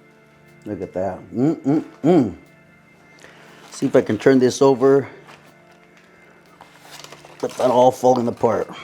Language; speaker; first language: English; native; English